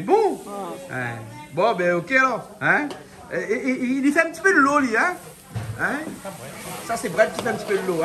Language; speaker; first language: French; native; French